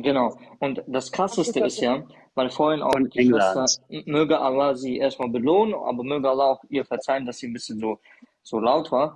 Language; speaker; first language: German; early bilingual, other home language; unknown